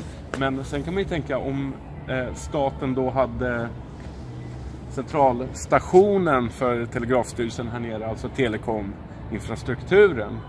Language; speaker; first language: Swedish; native; Swedish